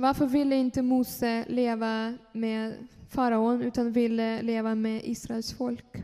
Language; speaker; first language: Swedish; non-native, fluent; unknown